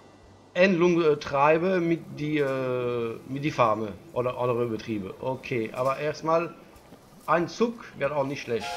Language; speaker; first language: German; non-native, learner; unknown